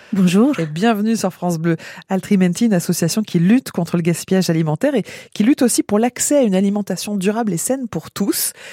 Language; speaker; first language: French; native; French